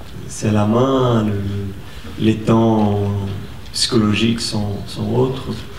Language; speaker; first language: French; non-native, fluent; Portuguese